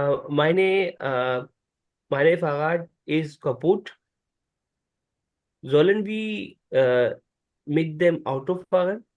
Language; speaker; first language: German; non-native, learner; Urdu